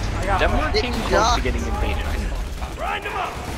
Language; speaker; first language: English; native; English